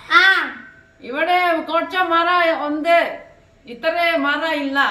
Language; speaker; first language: Malayalam; non-native, learner; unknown